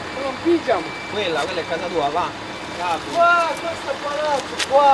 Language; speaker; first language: Italian; non-native, learner; Romanian